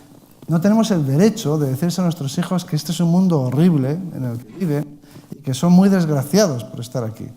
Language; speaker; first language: Spanish; native; Spanish